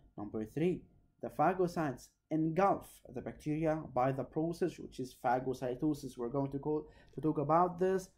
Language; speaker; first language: English; non-native, local second language; Arabic